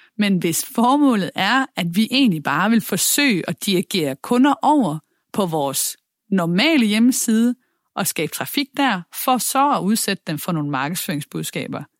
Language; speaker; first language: Danish; native; Danish